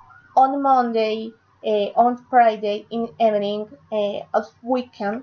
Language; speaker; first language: English; non-native, learner; Spanish